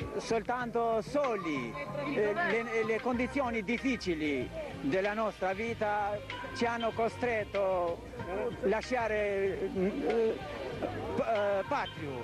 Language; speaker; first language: Italian; non-native, learner; Albanian